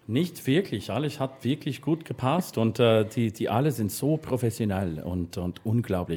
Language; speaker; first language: German; non-native, fluent; English